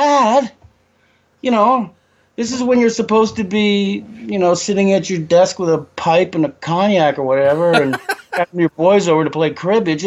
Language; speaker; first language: English; native; English